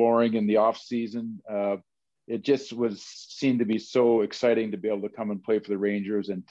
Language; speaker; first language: English; native; English